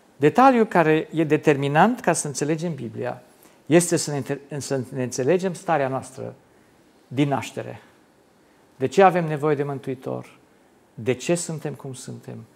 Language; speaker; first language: Romanian; non-native, local second language; German